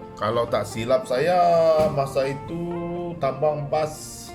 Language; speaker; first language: Malay; non-native, local second language; Iban